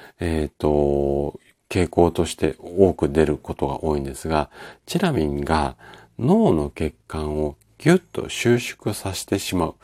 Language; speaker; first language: Japanese; native; Japanese